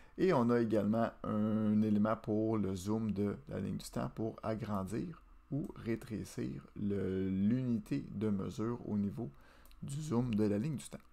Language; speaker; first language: French; native; French